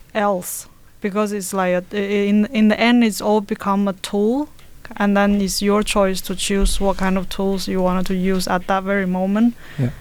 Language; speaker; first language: English; non-native, learner; Chinese